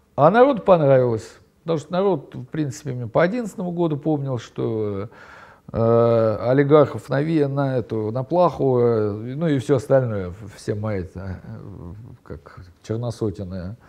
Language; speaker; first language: Russian; native; Russian